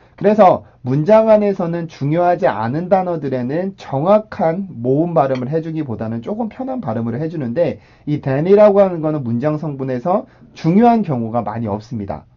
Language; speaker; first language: Korean; native; Korean